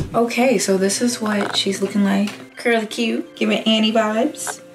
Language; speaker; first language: English; native; English